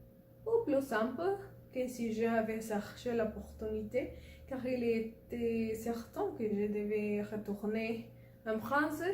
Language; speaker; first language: French; non-native, learner; Spanish